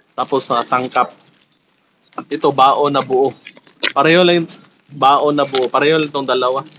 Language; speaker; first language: Filipino; non-native, local second language; Cebuano